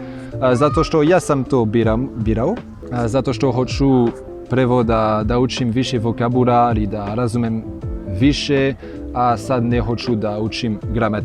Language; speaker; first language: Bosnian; non-native, learner; French